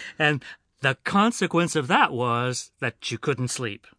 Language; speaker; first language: English; native; English